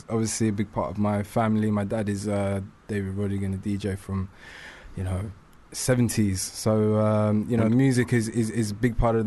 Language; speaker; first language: English; native; English